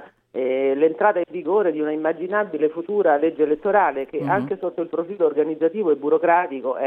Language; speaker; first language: Italian; native; Italian